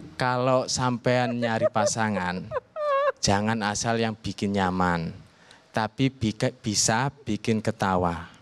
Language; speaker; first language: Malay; non-native, local second language; Javanese